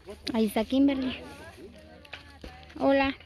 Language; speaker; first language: Spanish; native; Spanish